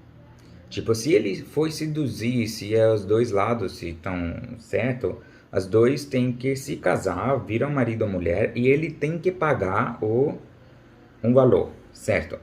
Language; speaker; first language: Portuguese; non-native, learner; Urdu